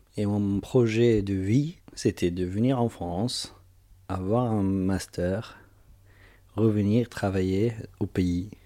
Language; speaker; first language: French; non-native, fluent; Arabic